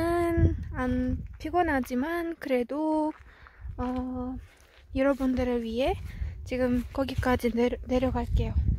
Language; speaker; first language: Korean; non-native, learner; Kazakh